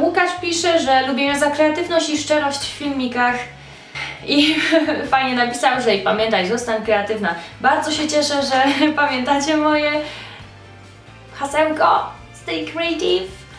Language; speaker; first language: Polish; native; Polish